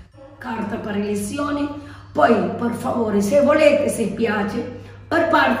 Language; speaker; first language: Italian; non-native, learner; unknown